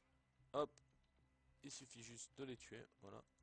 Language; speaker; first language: French; native; French